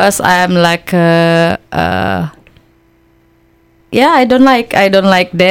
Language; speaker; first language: English; non-native, learner; Indonesian